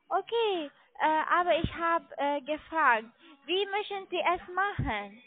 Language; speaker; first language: German; non-native, learner; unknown